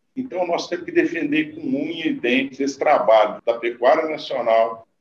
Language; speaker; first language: Portuguese; native; Portuguese